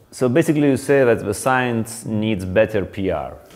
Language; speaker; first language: English; non-native, fluent; Lithuanian